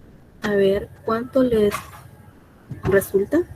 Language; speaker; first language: Spanish; native; Spanish